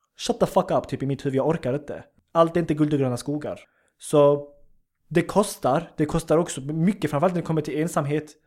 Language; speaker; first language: Swedish; early bilingual, other home language; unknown